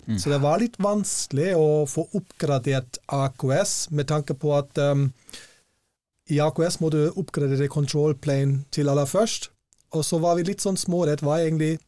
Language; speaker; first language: Norwegian; non-native, fluent; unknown